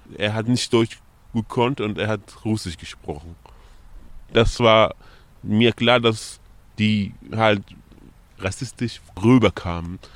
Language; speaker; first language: German; non-native, fluent; Arabic